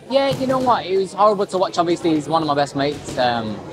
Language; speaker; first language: English; native; English